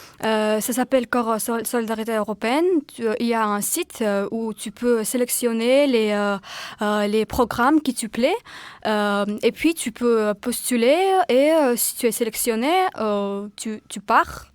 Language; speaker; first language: French; non-native, fluent; Georgian